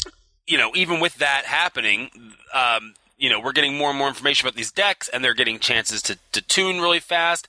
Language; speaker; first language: English; native; English